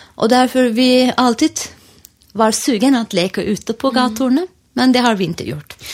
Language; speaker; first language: Swedish; non-native, fluent; Turkish